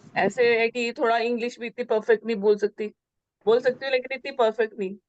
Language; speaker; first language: Hindi; native; Hindi